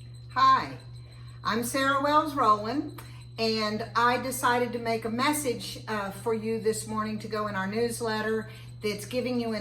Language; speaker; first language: English; native; English